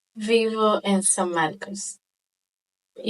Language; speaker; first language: Spanish; non-native, local second language; Haitian Creole